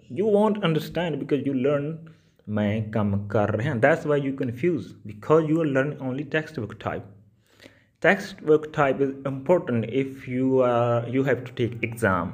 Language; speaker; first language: English; non-native, local second language; Punjabi